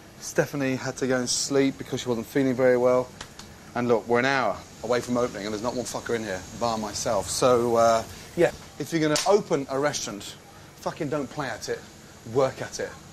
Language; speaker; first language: English; native; English